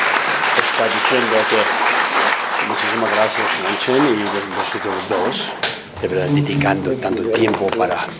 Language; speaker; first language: Spanish; non-native, learner; Tibetan